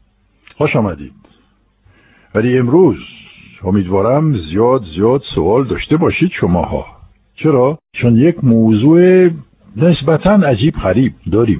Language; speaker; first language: Persian; non-native, fluent; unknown